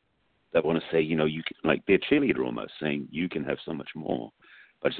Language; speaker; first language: English; native; English